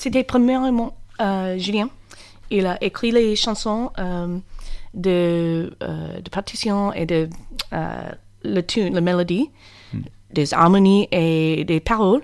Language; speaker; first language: French; non-native, learner; English